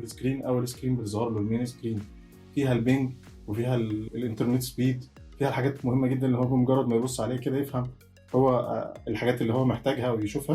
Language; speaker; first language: Arabic; native; Arabic